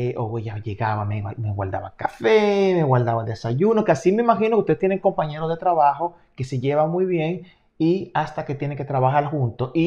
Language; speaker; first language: Spanish; native; Spanish